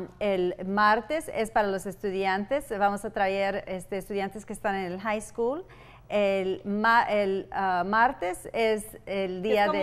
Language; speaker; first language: Spanish; early bilingual, heritage; Spanish